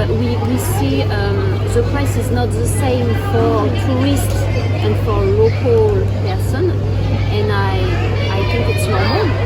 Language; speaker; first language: English; non-native, learner; French